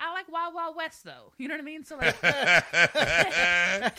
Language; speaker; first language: English; native; English